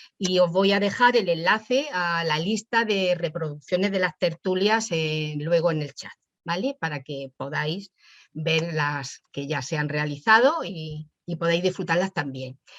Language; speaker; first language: Spanish; native; Spanish